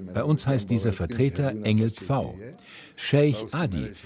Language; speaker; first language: German; non-native, fluent; Kurdish